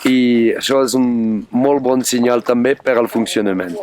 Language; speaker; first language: Catalan; non-native, fluent; French